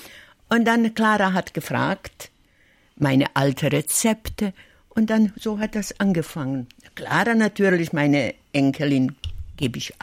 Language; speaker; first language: German; non-native, fluent; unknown